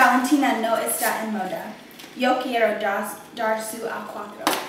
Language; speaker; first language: Spanish; non-native, learner; English